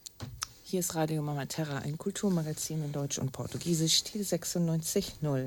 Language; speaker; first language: German; native; German